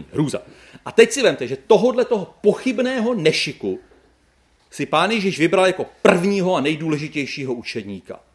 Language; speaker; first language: Czech; native; Czech